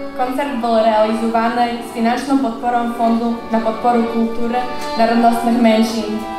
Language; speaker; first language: Slovak; non-native, local second language; Rusyn